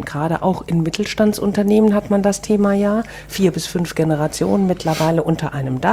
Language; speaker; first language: German; native; German